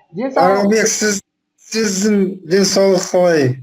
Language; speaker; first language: Kazakh; non-native, local second language; Russian